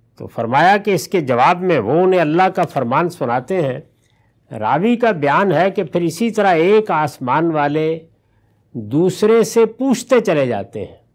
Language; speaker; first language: Urdu; non-native, local second language; Punjabi